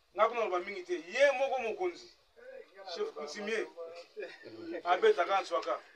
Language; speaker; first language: Lingala; native; Lingala